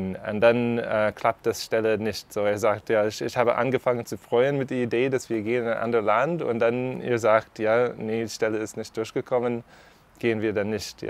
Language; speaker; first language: German; non-native, fluent; English